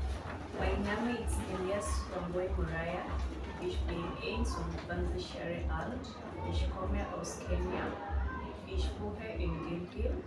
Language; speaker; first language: German; non-native, learner; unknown